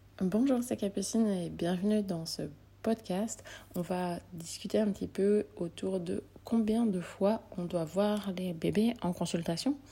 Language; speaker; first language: French; native; French